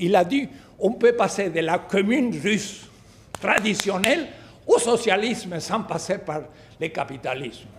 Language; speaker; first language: French; non-native, fluent; Spanish